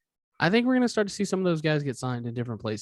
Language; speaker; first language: English; native; English